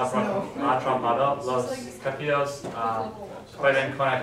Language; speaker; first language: Spanish; non-native, learner; English